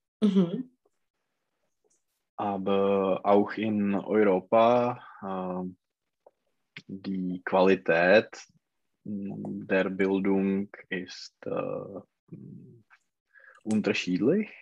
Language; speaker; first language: German; non-native, learner; Czech